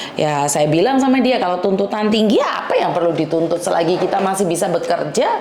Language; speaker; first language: Indonesian; native; Indonesian